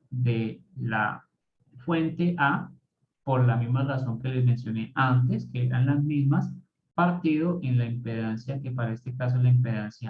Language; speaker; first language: Spanish; native; Spanish